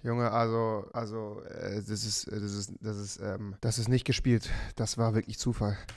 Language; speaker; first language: German; native; German